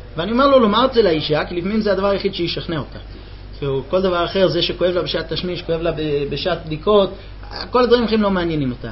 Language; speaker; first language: Hebrew; non-native, fluent; English